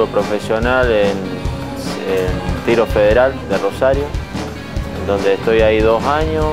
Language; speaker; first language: Spanish; native; Spanish